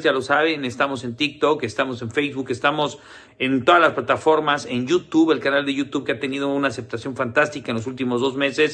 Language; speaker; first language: Spanish; native; Spanish